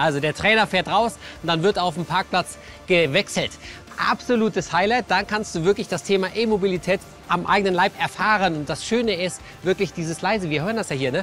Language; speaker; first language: German; native; German